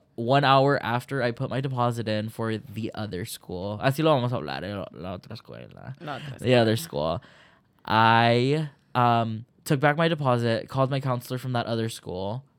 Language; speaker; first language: English; early bilingual, other home language; Spanish